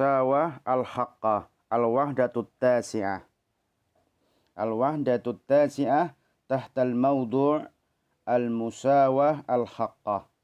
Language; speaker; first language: Arabic; non-native, fluent; Indonesian